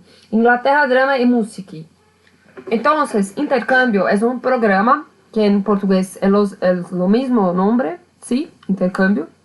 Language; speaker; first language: Spanish; non-native, learner; Portuguese